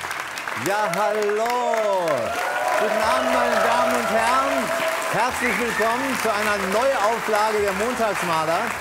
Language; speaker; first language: German; native; German